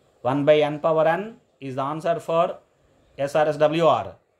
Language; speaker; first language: English; non-native, local second language; Telugu